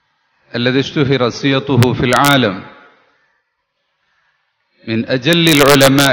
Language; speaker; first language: Arabic; non-native, fluent; Malayalam